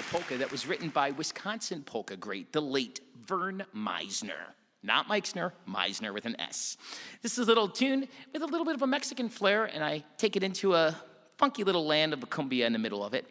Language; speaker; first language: English; native; English